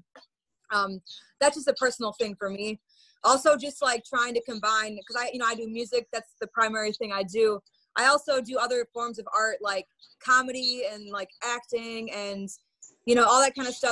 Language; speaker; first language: English; native; English